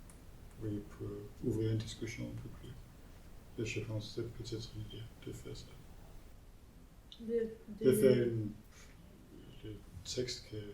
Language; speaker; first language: French; non-native, learner; Danish